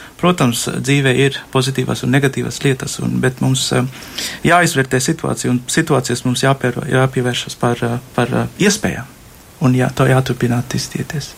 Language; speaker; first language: Latvian; non-native, fluent; Sinhala